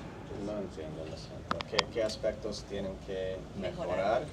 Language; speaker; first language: Spanish; non-native, fluent; English